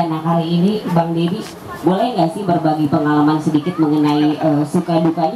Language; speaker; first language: Indonesian; native; Indonesian